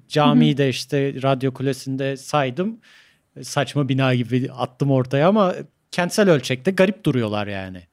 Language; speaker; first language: Turkish; native; Turkish